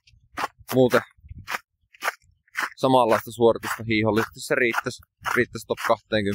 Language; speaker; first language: Finnish; native; Finnish